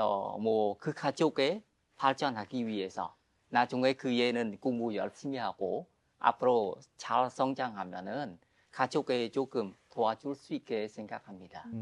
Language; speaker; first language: Korean; non-native, fluent; Khmer